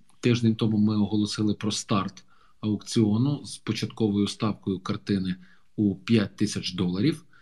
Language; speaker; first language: Ukrainian; non-native, local second language; Russian